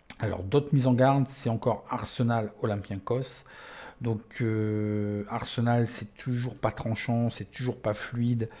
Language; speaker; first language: French; native; French